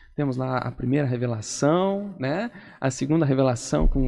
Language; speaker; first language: Portuguese; native; Portuguese